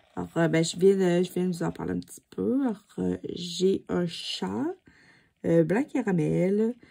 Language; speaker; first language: French; native; French